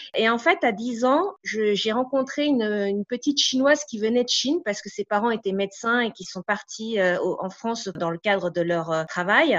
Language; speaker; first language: French; native; French